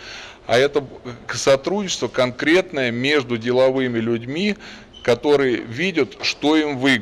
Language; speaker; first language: Russian; native; Russian